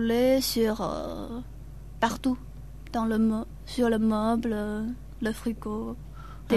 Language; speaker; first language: French; non-native, learner; Chinese